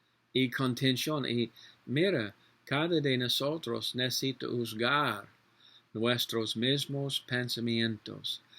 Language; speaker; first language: Spanish; non-native, learner; English